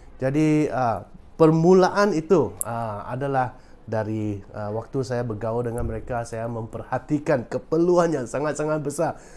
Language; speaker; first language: Malay; non-native, local second language; Chinese